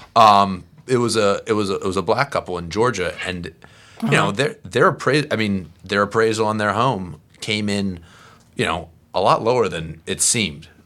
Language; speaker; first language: English; native; English